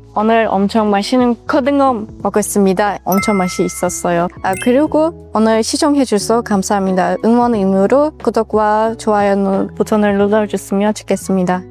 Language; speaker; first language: Korean; non-native, fluent; Turkish